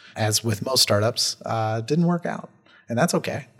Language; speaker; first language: English; native; English